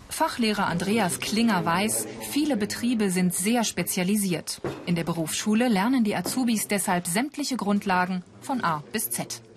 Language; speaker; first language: German; native; German